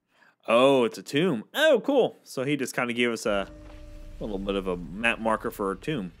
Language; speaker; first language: English; native; English